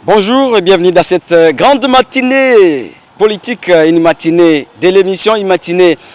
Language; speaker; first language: French; non-native, local second language; Swahili